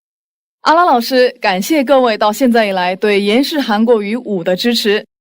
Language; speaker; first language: Chinese; non-native, fluent; Korean